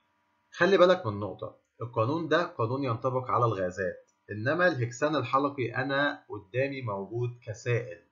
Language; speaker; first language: Arabic; native; Arabic